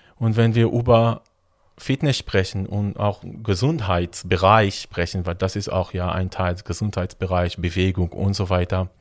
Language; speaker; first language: German; non-native, fluent; Hebrew